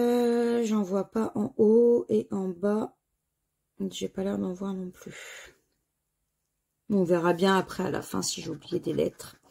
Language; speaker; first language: French; native; French